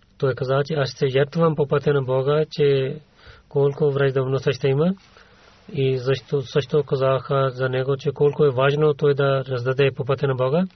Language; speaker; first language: Bulgarian; non-native, learner; Urdu